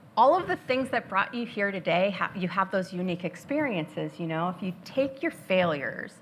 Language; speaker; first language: English; native; English